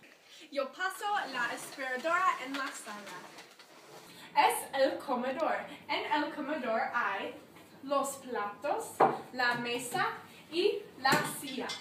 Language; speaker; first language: Spanish; non-native, learner; English